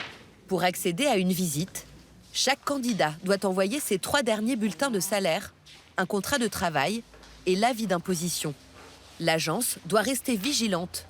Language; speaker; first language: French; native; French